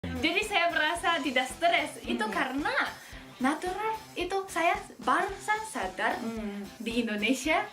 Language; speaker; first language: Indonesian; non-native, fluent; Japanese